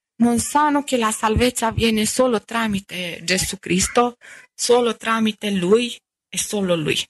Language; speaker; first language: Italian; non-native, fluent; Romanian